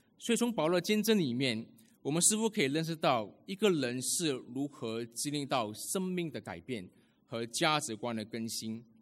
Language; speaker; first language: Chinese; early bilingual, heritage; Chinese